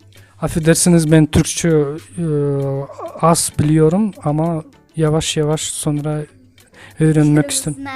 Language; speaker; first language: Turkish; non-native, learner; Kyrgyz